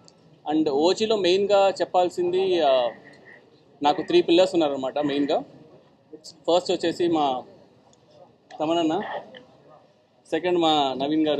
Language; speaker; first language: Telugu; native; Telugu